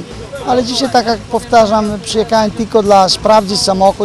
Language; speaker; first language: Polish; non-native, fluent; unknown